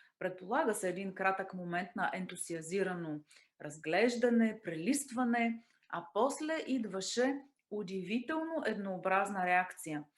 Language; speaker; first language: Bulgarian; native; Bulgarian